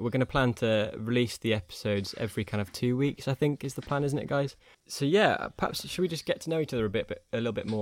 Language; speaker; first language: English; native; English